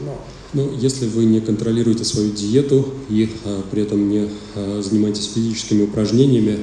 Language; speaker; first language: Russian; native; Russian